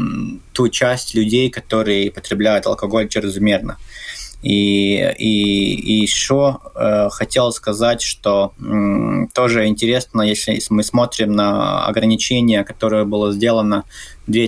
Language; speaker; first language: Russian; non-native, local second language; Latvian